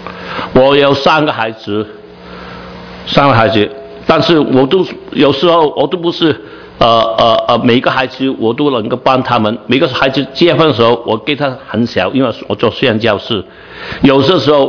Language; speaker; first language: Chinese; non-native, learner; Cantonese